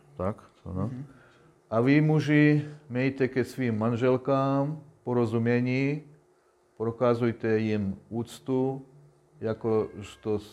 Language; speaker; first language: Czech; non-native, learner; Russian